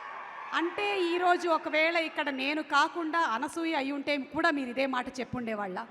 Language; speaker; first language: Telugu; native; Telugu